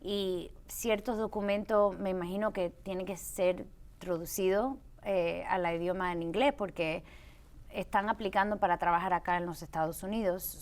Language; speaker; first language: Spanish; early bilingual, heritage; Spanish